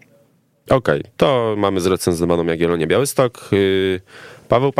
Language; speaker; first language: Polish; native; Polish